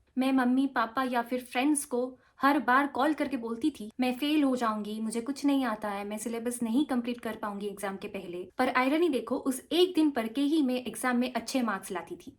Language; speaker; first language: Hindi; non-native, local second language; Bangla